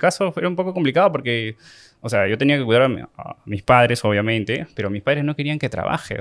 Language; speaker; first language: Spanish; native; Spanish